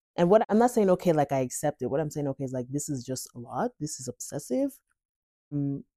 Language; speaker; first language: English; native; English